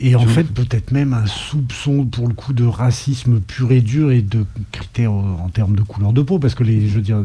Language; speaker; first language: French; native; French